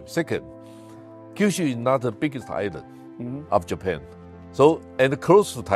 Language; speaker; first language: English; non-native, fluent; Chinese